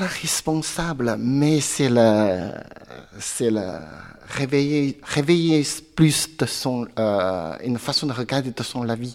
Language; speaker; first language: French; non-native, learner; Chinese